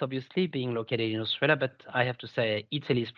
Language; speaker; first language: English; non-native, fluent; French